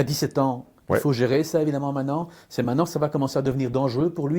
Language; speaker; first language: French; native; French